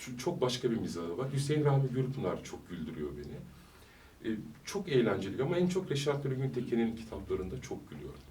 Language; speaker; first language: Turkish; early bilingual, heritage; Turkish